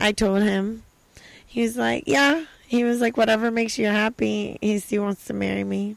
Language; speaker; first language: English; non-native, fluent; Portuguese